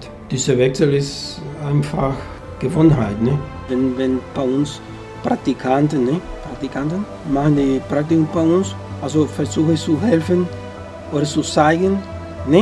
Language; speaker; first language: German; non-native, fluent; Spanish